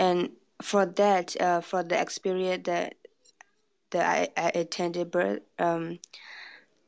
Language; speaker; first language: English; non-native, fluent; Burmese